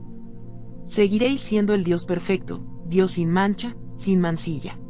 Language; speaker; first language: Spanish; native; Spanish